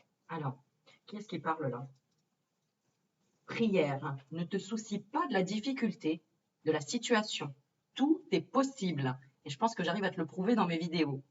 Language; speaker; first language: French; native; French